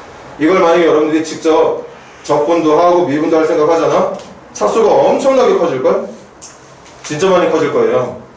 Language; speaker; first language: Korean; native; Korean